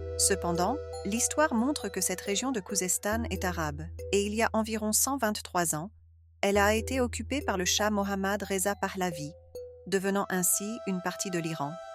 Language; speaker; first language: French; non-native, fluent; Arabic